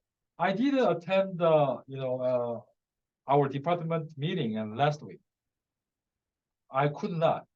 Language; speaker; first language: English; non-native, fluent; Korean